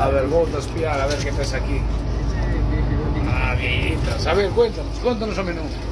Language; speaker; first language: Spanish; native; Spanish